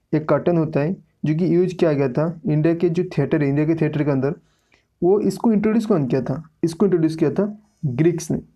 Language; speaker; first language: Hindi; native; Hindi